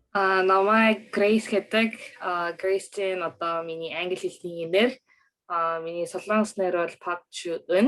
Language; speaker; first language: Mongolian; early bilingual, other home language; Korean